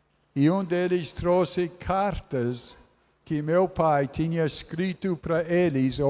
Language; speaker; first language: Portuguese; non-native, fluent; English